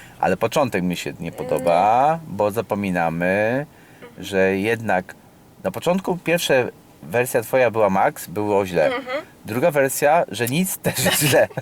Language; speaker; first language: Polish; native; Polish